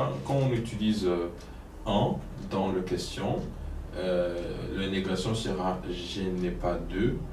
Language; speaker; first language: French; non-native, fluent; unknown